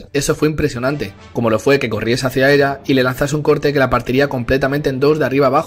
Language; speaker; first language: Spanish; native; Spanish